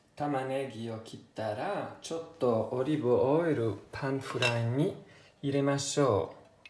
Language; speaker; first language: Japanese; non-native, learner; Italian